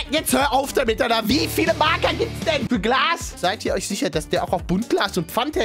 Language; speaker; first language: German; native; German